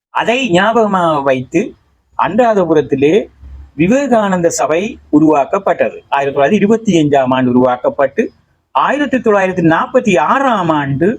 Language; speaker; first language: Tamil; native; Tamil